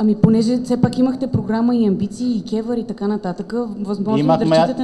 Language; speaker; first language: Bulgarian; native; Bulgarian